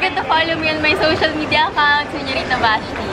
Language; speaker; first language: English; non-native, local second language; Filipino